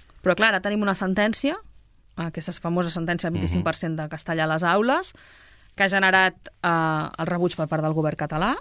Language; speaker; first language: Catalan; native; Catalan